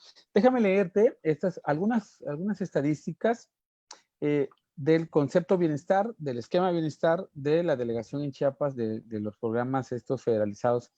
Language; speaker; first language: Spanish; native; Spanish